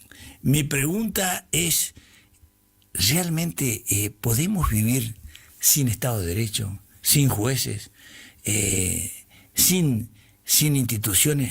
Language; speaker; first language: Spanish; native; Spanish